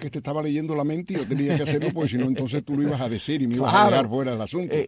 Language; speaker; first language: Spanish; native; Spanish